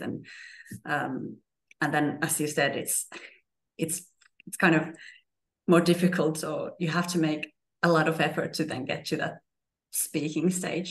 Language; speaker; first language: English; non-native, fluent; Finnish